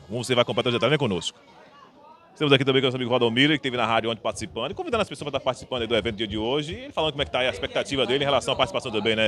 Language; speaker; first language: Portuguese; native; Portuguese